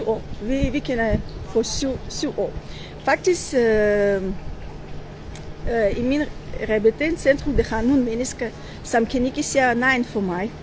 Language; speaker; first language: Danish; non-native, learner; Armenian